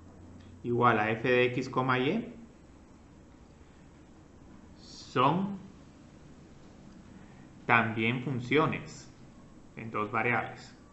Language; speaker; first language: Spanish; native; Spanish